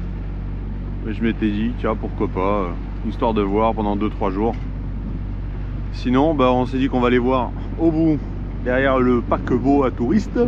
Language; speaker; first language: French; native; French